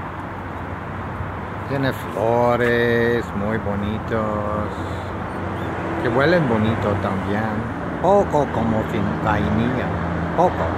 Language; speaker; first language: Spanish; non-native, learner; English